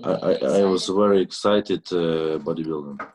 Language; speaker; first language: English; non-native, learner; Russian